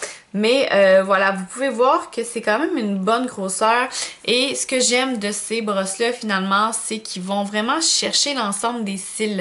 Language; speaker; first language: French; native; French